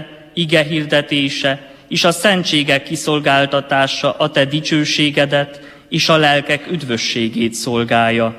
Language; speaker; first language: Hungarian; native; Hungarian